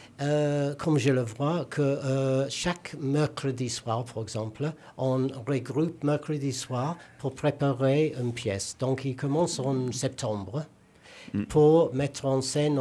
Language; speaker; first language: French; non-native, learner; English